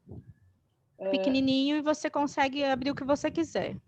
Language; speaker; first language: Portuguese; native; Portuguese